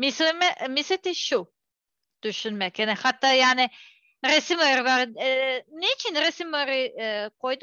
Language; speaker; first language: Turkish; non-native, learner; Serbian